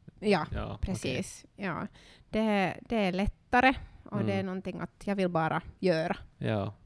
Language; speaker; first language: Swedish; non-native, local second language; Finnish